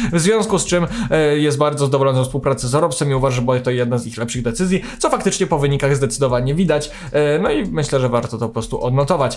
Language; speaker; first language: Polish; native; Polish